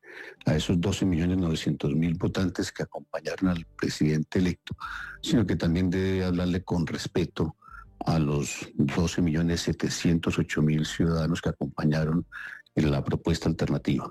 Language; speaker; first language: Spanish; native; Spanish